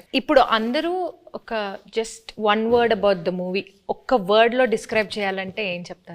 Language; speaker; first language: Telugu; native; Telugu